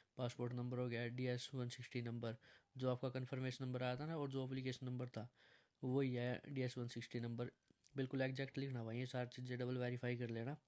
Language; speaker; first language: Hindi; non-native, local second language; Punjabi